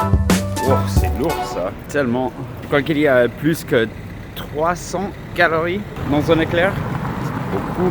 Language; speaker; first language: French; non-native, fluent; English